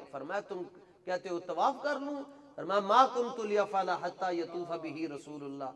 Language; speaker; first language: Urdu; non-native, local second language; Punjabi